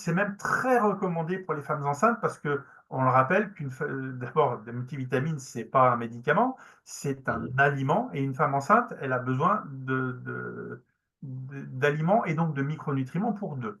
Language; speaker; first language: French; native; French